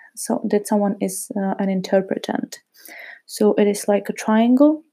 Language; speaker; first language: English; non-native, fluent; Czech